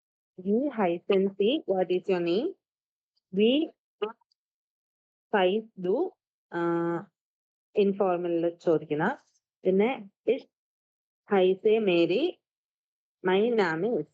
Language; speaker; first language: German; non-native, learner; Malayalam